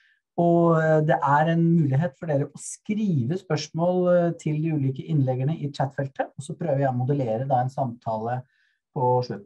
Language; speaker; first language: Norwegian; native; Norwegian